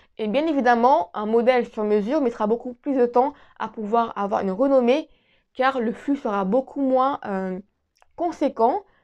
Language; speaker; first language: French; native; French